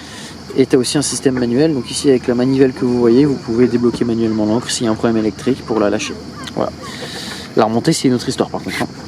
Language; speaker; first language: French; native; French